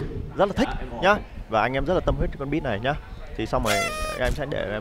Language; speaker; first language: Vietnamese; native; Vietnamese